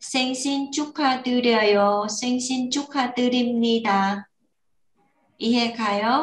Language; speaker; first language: Korean; non-native, learner; Vietnamese